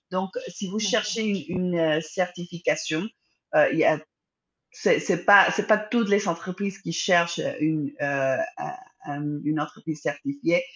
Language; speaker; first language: French; non-native, fluent; Spanish